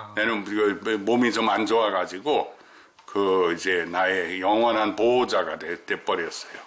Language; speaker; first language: Korean; non-native, fluent; German